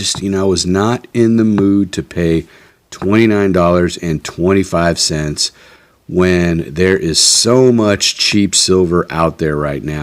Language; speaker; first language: English; native; English